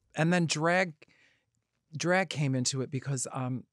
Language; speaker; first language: English; native; English